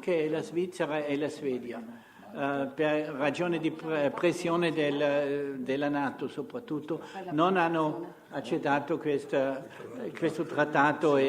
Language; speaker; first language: Italian; non-native, fluent; German